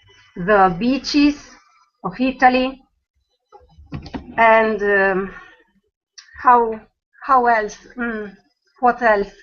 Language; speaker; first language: English; non-native, learner; Italian